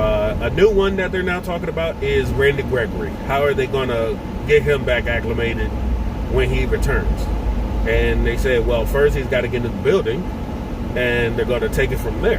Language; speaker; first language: English; native; English